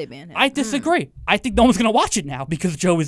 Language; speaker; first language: English; native; English